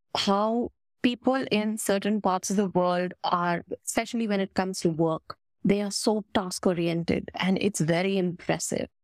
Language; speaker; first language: English; non-native, local second language; Hindi